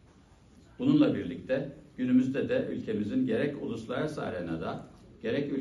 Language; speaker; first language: Turkish; native; Turkish